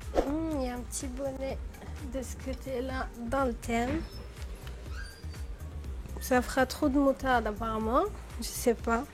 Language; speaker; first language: French; non-native, local second language; Arabic